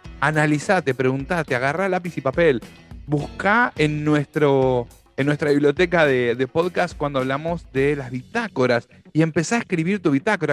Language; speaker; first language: Spanish; native; Spanish